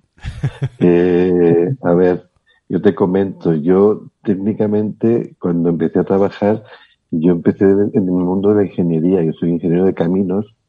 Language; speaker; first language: Spanish; native; Spanish